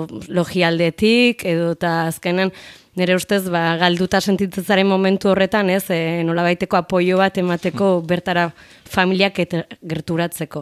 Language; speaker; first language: Basque; native; Basque